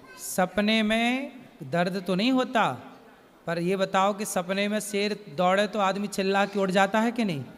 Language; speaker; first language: Hindi; native; Hindi